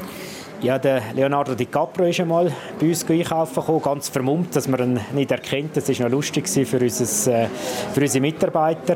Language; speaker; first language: German; native; German